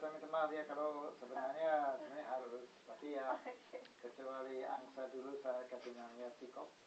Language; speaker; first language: Indonesian; non-native, fluent; English